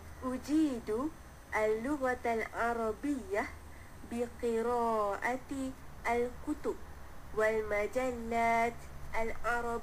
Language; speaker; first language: Arabic; non-native, learner; Malay